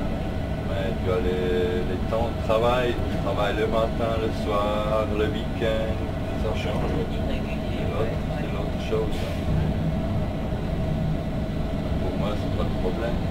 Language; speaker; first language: French; non-native, learner; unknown